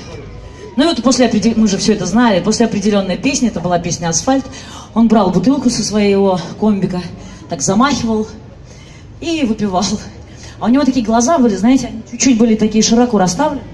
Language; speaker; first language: Russian; native; Russian